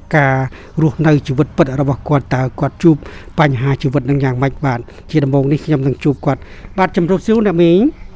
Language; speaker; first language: Khmer; native; Khmer